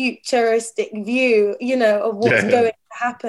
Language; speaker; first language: English; native; English